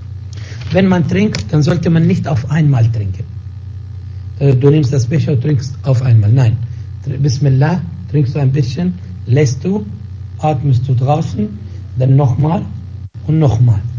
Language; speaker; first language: German; non-native, fluent; Arabic